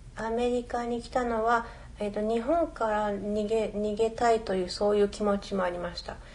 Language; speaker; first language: Japanese; early bilingual, other home language; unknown